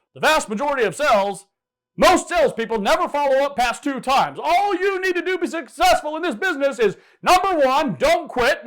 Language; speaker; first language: English; native; English